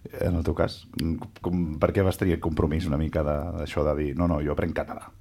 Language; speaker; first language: Catalan; native; Catalan